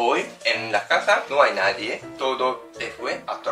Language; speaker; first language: Spanish; non-native, learner; Japanese